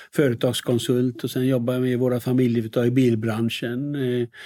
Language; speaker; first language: Swedish; native; Swedish